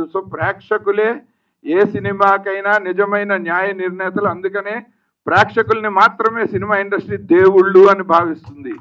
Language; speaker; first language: Telugu; native; Telugu